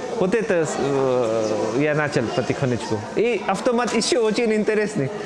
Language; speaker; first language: Russian; non-native, learner; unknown